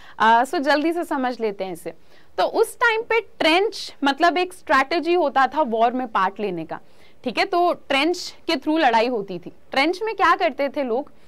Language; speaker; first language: Hindi; native; Hindi